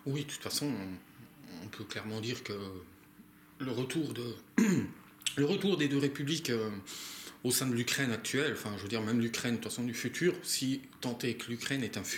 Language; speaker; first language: French; native; French